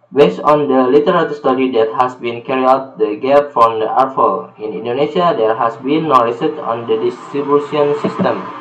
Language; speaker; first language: English; non-native, learner; Indonesian